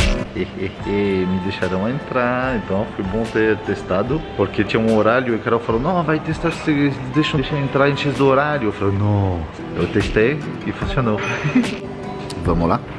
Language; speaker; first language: Portuguese; non-native, fluent; French